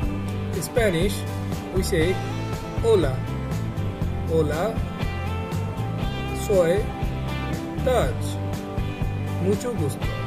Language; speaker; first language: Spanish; non-native, learner; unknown